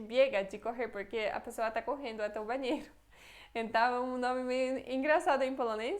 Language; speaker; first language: Portuguese; non-native, fluent; Polish